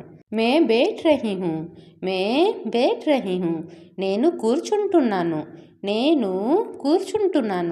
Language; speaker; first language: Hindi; non-native, local second language; Odia